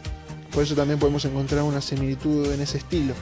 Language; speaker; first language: Spanish; native; Spanish